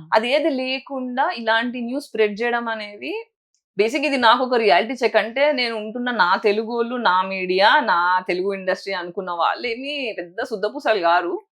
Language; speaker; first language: Telugu; native; Telugu